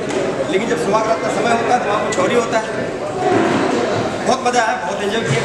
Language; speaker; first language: Hindi; native; Hindi